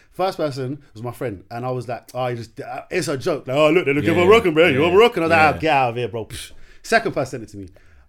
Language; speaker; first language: English; non-native, local second language; Arabic